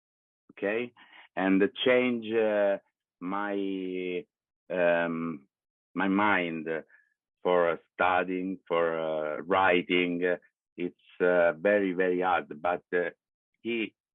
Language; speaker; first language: English; non-native, learner; Italian